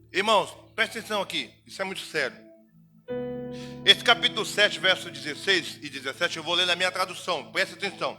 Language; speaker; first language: Portuguese; native; Portuguese